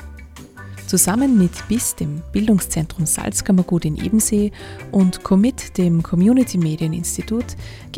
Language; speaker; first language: German; native; German